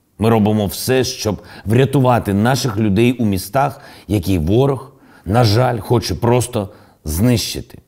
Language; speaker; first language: Ukrainian; non-native, local second language; Russian